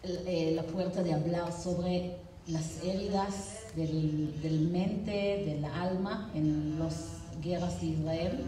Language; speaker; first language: Spanish; non-native, fluent; Hebrew